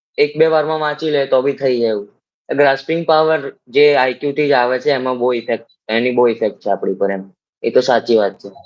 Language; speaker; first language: Gujarati; native; Gujarati